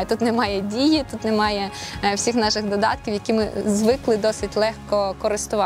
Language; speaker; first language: Ukrainian; native; Ukrainian